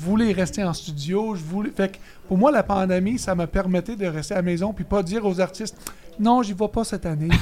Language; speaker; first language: French; native; French